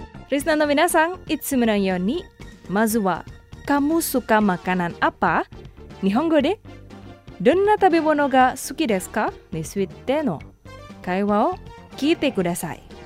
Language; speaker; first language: Japanese; non-native, fluent; Indonesian